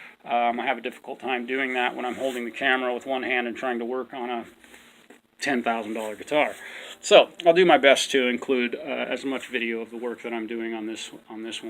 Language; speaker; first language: English; native; English